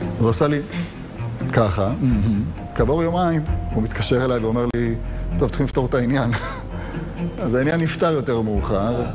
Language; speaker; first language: Hebrew; native; Hebrew